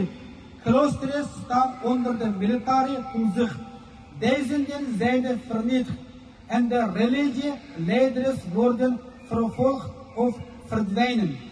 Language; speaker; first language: Dutch; non-native, fluent; Uyghur